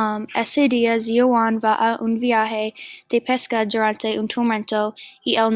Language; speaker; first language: Spanish; non-native, learner; English